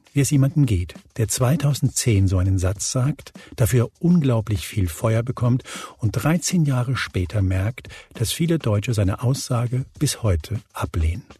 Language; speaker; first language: German; early bilingual, other home language; Spanish